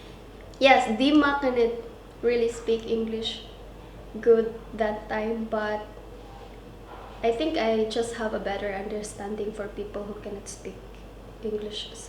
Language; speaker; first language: English; non-native, local second language; Cebuano